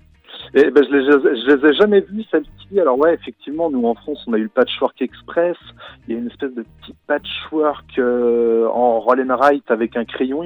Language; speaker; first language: French; native; French